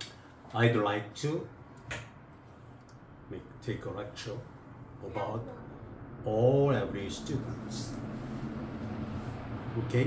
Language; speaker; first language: English; non-native, learner; Korean